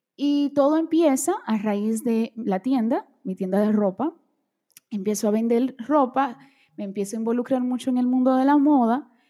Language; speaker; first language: Spanish; early bilingual, other home language; Portuguese